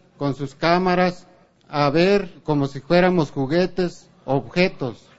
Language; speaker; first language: Spanish; native; Spanish